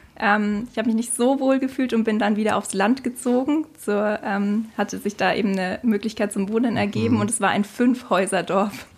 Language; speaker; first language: German; native; German